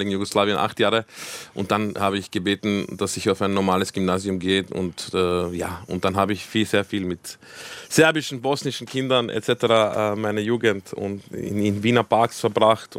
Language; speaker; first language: German; early bilingual, other home language; Croatian